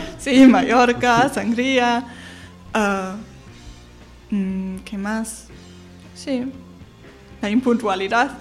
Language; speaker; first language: Spanish; non-native, fluent; German